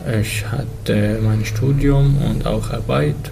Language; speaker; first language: German; non-native, learner; Arabic